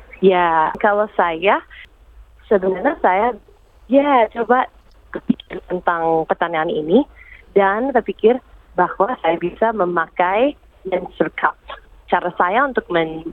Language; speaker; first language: Indonesian; early bilingual, heritage; English